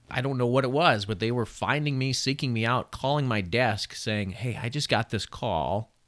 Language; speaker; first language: English; native; English